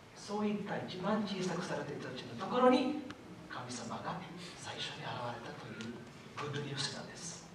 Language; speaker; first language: Japanese; non-native, fluent; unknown